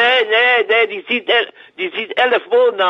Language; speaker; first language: German; non-native, learner; French